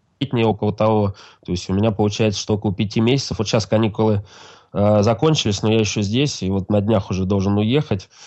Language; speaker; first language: Russian; native; Russian